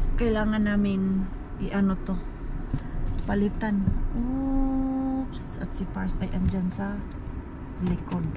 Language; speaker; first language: Filipino; non-native, local second language; Cebuano